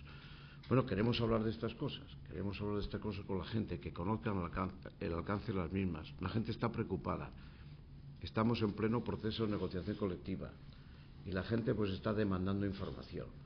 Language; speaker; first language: Spanish; native; Spanish